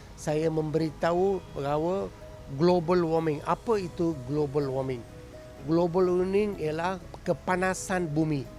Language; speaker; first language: Malay; non-native, local second language; Tamil